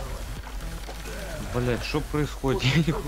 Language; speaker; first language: Russian; native; Russian